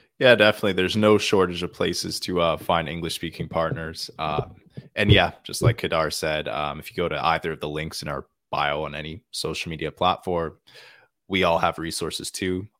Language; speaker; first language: English; native; English